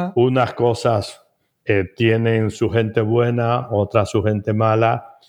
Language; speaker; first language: Spanish; native; Spanish